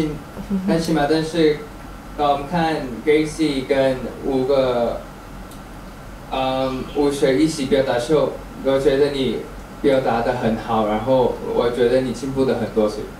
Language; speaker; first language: Chinese; non-native, learner; Thai